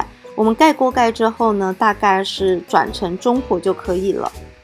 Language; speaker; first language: Chinese; native; Chinese